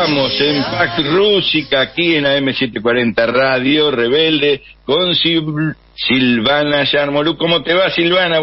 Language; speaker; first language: Spanish; native; Spanish